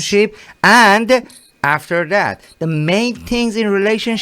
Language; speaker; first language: English; non-native, learner; Persian